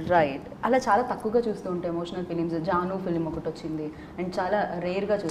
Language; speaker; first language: Telugu; native; Telugu